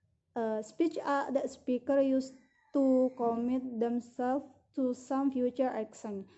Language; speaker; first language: English; non-native, learner; Indonesian